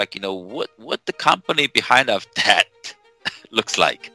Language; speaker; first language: English; non-native, fluent; Chinese